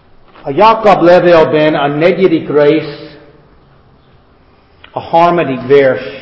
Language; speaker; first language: Hungarian; non-native, fluent; English